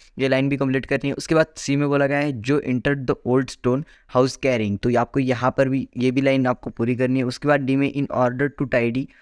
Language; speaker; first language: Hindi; non-native, local second language; Marathi